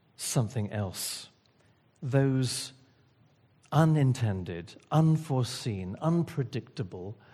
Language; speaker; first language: English; native; English